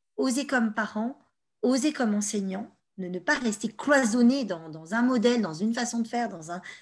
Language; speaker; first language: French; native; French